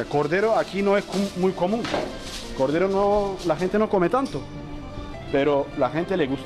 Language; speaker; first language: Spanish; non-native, learner; Turkish